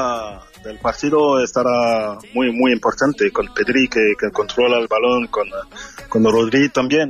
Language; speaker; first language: Spanish; non-native, fluent; French